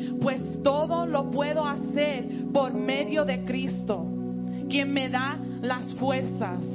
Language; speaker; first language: Spanish; early bilingual, heritage; Spanish